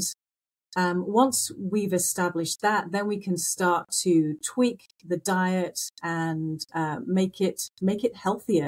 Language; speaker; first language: English; native; English